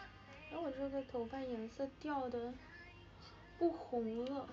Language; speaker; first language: Chinese; native; Chinese